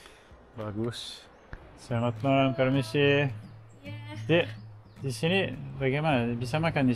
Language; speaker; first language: Indonesian; non-native, learner; French